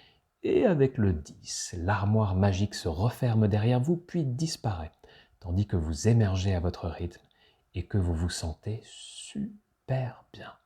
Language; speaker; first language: French; native; French